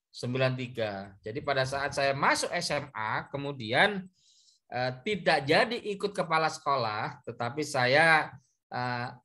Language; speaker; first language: Indonesian; native; Indonesian